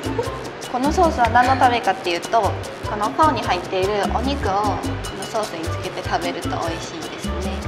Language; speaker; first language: Japanese; native; Japanese